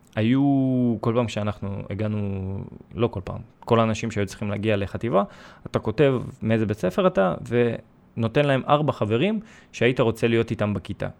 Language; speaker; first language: Hebrew; early bilingual, other home language; Russian